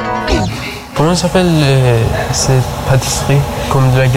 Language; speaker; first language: French; non-native, learner; Persian